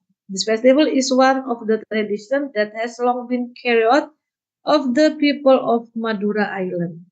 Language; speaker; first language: English; non-native, learner; Indonesian